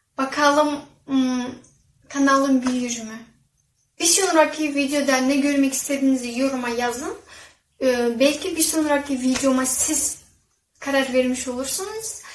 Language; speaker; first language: Turkish; non-native, fluent; Kazakh